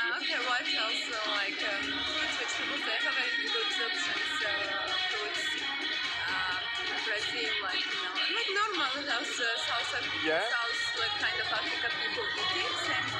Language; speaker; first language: English; non-native, learner; Georgian